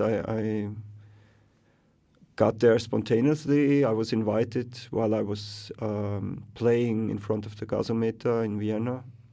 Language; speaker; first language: English; non-native, fluent; German